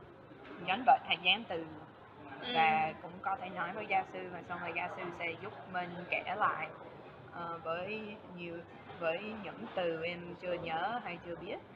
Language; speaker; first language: Vietnamese; non-native, fluent; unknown